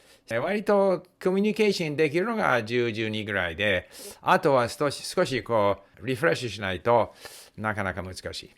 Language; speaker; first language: Japanese; non-native, fluent; English